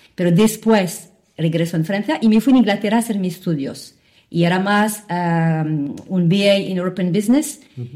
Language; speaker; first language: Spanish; non-native, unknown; Arabic